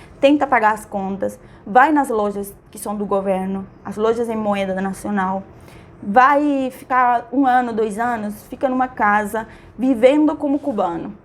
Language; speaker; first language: Portuguese; non-native, fluent; Spanish